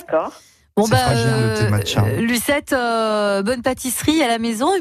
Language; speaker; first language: French; native; French